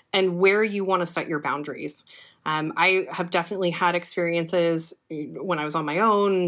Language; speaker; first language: English; native; English